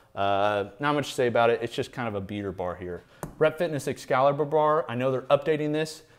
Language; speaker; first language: English; native; English